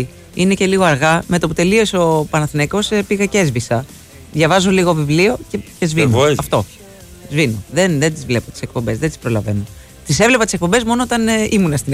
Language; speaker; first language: Greek; native; Greek